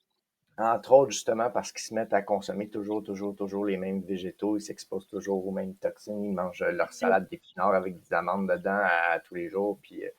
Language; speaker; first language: French; native; French